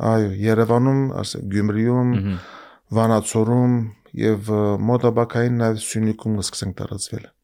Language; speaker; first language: Armenian; early bilingual, heritage; Armenian